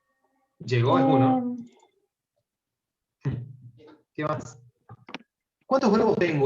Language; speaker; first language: Spanish; native; Spanish